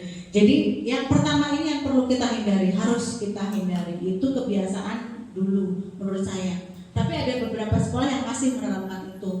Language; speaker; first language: Indonesian; native; Indonesian